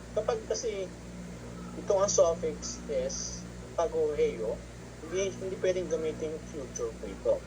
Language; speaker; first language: Filipino; non-native, local second language; Pampanga